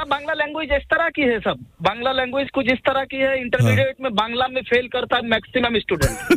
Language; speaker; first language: Hindi; non-native, fluent; Bangla